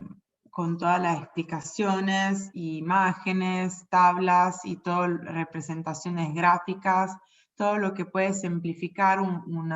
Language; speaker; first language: Spanish; non-native, fluent; Italian